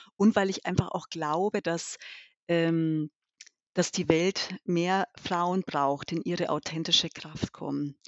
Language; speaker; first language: German; early bilingual, other home language; Albanian